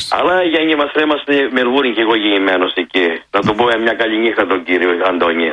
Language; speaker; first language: Greek; early bilingual, heritage; Greek